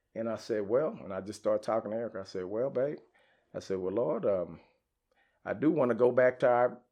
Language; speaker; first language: English; native; English